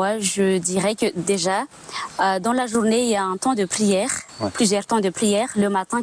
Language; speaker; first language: French; non-native, local second language; Malagasy